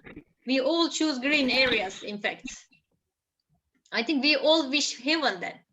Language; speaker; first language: English; non-native, fluent; Turkish